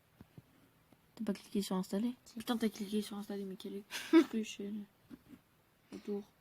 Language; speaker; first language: French; native; French